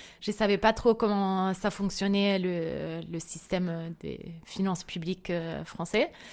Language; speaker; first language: French; non-native, fluent; Italian